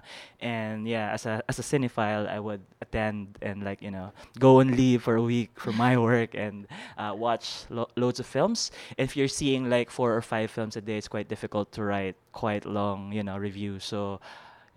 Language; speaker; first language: English; non-native, local second language; Filipino